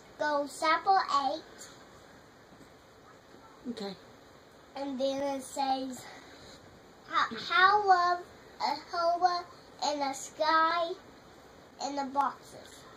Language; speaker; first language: English; native; English